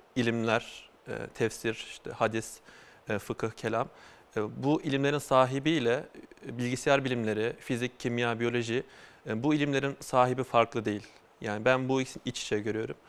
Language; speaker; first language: Turkish; native; Turkish